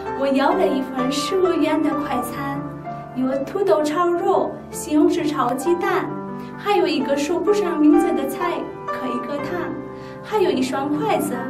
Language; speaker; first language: Chinese; non-native, fluent; Nepali